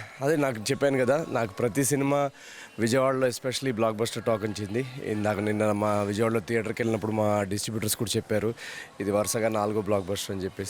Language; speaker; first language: Telugu; native; Telugu